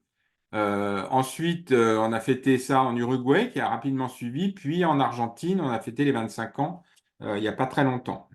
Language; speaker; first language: French; native; French